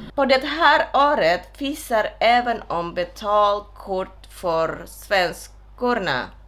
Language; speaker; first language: Swedish; non-native, fluent; Indonesian